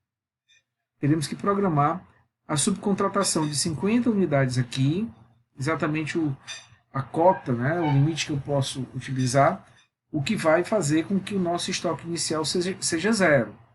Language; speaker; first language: Portuguese; native; Portuguese